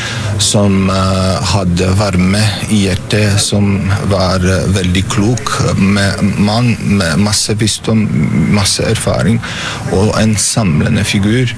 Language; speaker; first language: Norwegian; non-native, learner; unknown